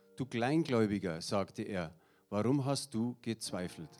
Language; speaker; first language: German; non-native, fluent; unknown